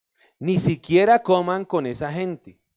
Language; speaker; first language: Spanish; native; Spanish